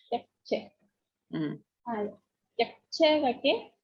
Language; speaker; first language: Korean; non-native, learner; Spanish